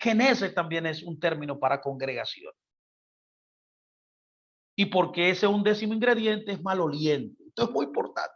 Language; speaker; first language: Spanish; native; Spanish